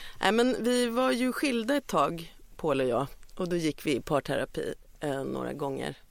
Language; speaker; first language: Swedish; native; Swedish